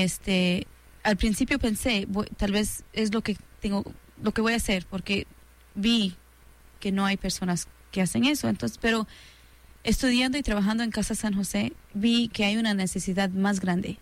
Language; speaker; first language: Spanish; early bilingual, heritage; Spanish